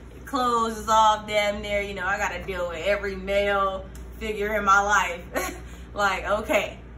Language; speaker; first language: English; native; English